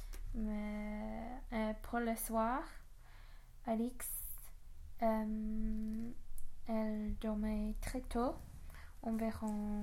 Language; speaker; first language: French; non-native, learner; English